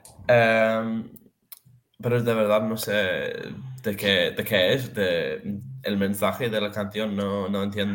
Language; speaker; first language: Spanish; non-native, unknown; English